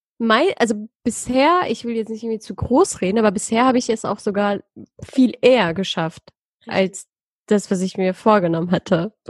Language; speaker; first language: German; early bilingual, other home language; Persian